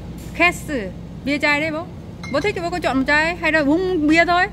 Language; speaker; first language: Korean; non-native, learner; Vietnamese